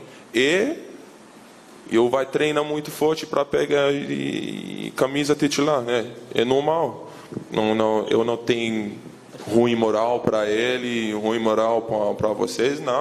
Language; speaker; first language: Portuguese; non-native, learner; English